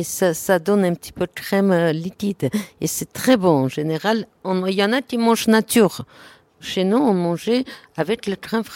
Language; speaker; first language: French; non-native, learner; Armenian